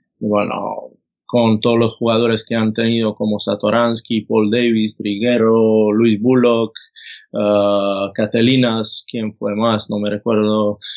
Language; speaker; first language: Spanish; non-native, fluent; Croatian